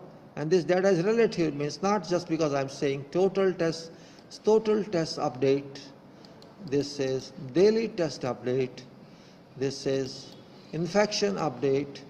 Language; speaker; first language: English; non-native, local second language; Hindi